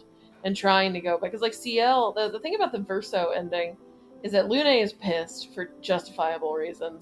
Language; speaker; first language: English; native; English